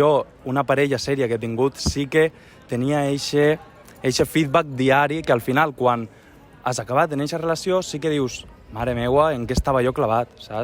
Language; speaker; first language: Catalan; native; Catalan